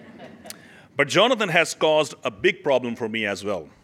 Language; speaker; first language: English; non-native, local second language; Urdu